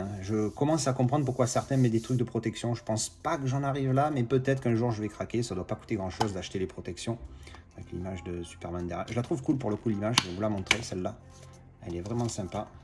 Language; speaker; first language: French; native; French